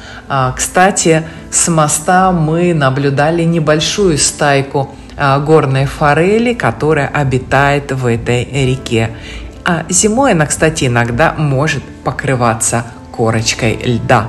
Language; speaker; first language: Russian; native; Russian